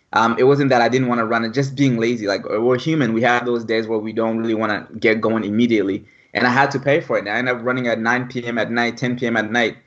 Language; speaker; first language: English; early bilingual, other home language; French